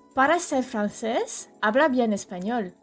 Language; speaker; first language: Spanish; non-native, fluent; French